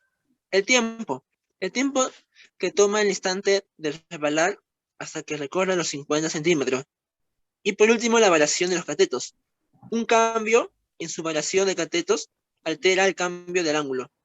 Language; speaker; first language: Spanish; native; Spanish